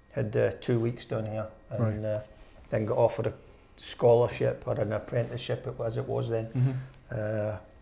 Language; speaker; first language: English; native; English